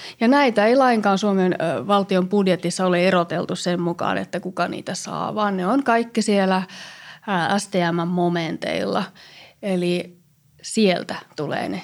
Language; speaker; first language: Finnish; native; Finnish